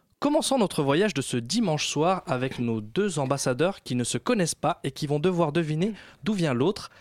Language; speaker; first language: French; native; French